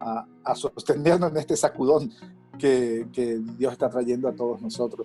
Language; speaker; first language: Spanish; native; Spanish